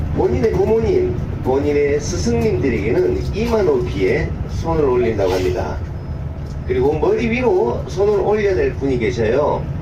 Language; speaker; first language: Korean; native; Korean